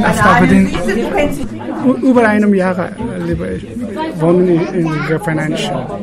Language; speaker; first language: German; non-native, learner; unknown